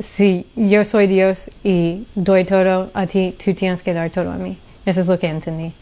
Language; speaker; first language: Spanish; non-native, fluent; English